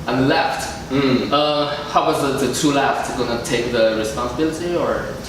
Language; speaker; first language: English; non-native, fluent; Chinese